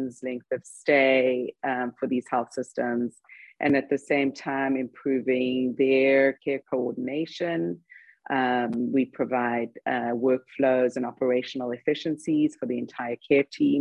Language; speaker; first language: English; native; English